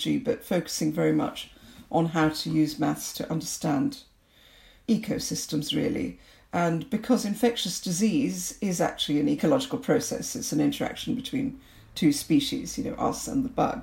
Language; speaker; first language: English; non-native, local second language; Bangla